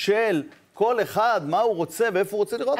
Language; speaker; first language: Hebrew; native; Hebrew